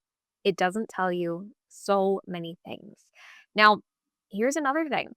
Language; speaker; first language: English; native; English